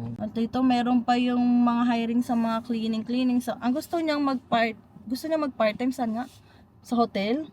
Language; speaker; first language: Filipino; native; Filipino